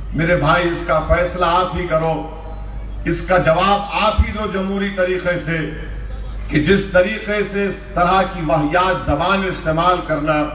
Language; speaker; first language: Urdu; native; Urdu